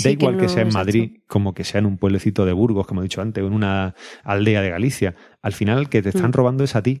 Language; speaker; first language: Spanish; native; Spanish